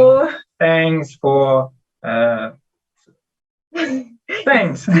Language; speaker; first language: English; non-native, learner; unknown